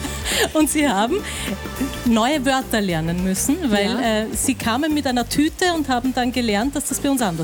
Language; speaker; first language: German; native; German